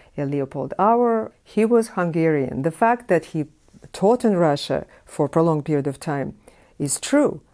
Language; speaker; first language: English; non-native, fluent; Russian